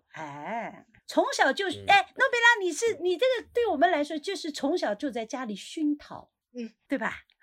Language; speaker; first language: Chinese; native; Chinese